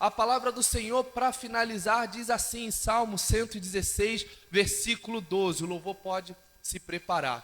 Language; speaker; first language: Portuguese; native; Portuguese